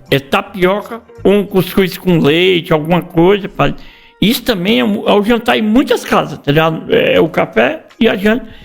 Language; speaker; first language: Portuguese; native; Portuguese